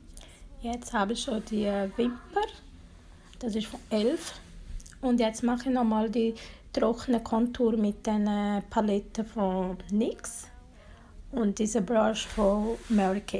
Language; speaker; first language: German; non-native, learner; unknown